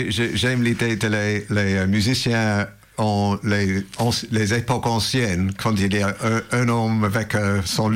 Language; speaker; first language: French; non-native, learner; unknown